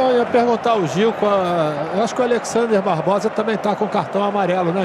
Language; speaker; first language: Portuguese; native; Portuguese